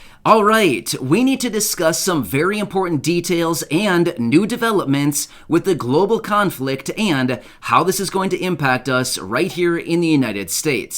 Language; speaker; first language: English; native; English